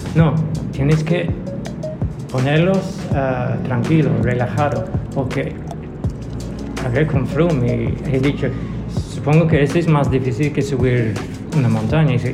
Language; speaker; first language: Spanish; non-native, learner; English